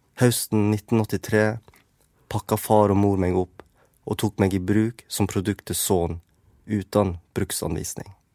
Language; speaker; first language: Norwegian; native; Norwegian